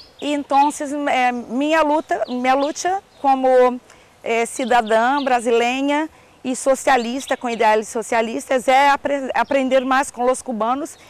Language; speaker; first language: Portuguese; non-native, learner; Spanish